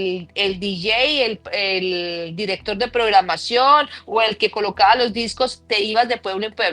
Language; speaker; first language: Spanish; native; Spanish